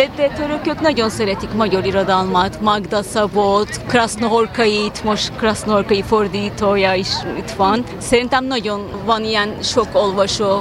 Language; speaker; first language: Hungarian; non-native, fluent; Turkish